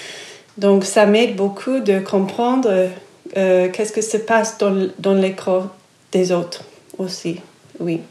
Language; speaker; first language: French; non-native, fluent; English